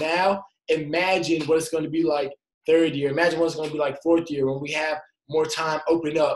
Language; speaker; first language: English; native; English